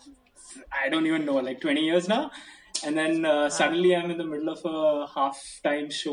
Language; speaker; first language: English; non-native, local second language; Hindi